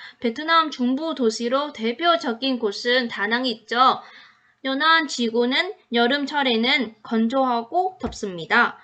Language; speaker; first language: Korean; non-native, fluent; Vietnamese